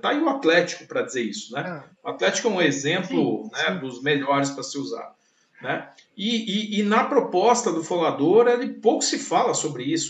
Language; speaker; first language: Portuguese; native; Portuguese